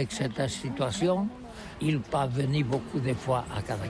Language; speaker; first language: French; non-native, learner; Catalan